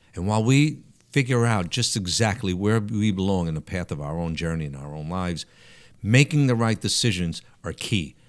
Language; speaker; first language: English; early bilingual, other home language; Italian